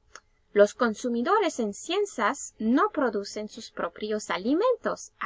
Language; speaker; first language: Spanish; early bilingual, heritage; Spanish